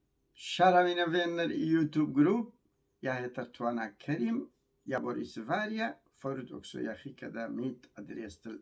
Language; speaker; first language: Swedish; non-native, learner; Kurdish